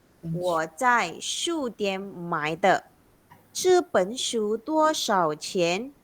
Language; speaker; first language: Chinese; non-native, local second language; Malay